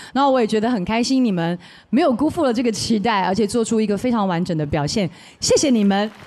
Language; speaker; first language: Chinese; native; Chinese